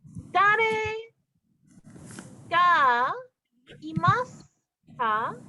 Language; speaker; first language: Japanese; non-native, fluent; English